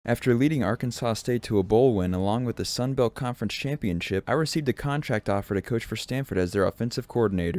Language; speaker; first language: English; native; English